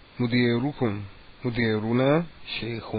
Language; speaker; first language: Arabic; non-native, fluent; English